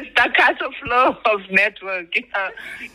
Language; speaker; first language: English; non-native, local second language; Zulu